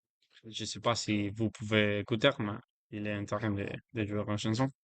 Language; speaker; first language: French; non-native, learner; Spanish